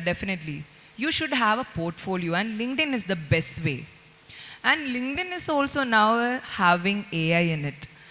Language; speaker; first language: English; non-native, local second language; Malayalam